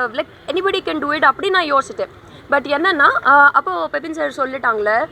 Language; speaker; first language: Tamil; non-native, learner; Telugu